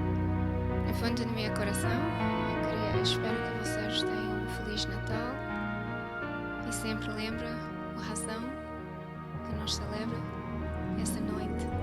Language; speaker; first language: Portuguese; non-native, learner; English